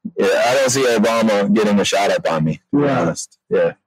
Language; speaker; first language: English; native; English